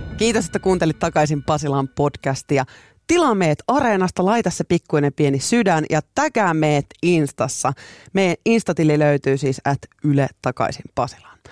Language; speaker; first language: Finnish; native; Finnish